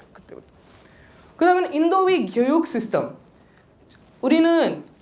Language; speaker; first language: Korean; non-native, fluent; Odia